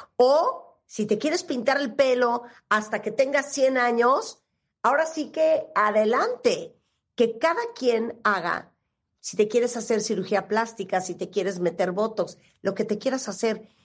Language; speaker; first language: Spanish; native; Spanish